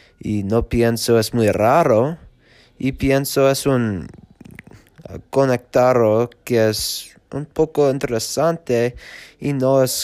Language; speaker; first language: Spanish; non-native, learner; English